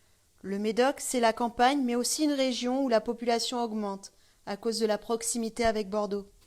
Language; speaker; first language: French; non-native, fluent; German